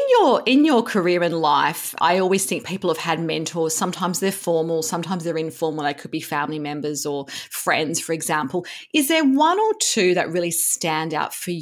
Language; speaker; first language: English; native; English